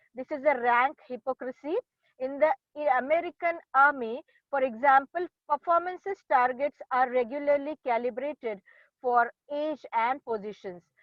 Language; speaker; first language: English; non-native, local second language; Marathi